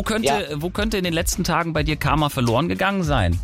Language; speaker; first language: German; native; German